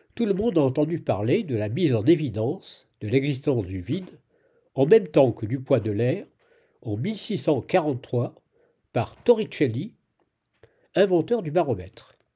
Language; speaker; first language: French; native; French